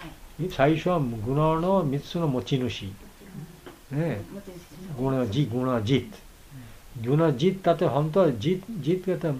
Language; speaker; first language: Japanese; non-native, learner; Bangla